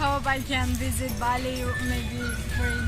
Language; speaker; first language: English; non-native, fluent; Tajik